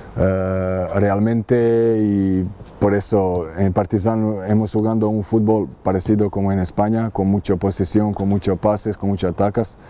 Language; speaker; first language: Spanish; non-native, learner; Serbian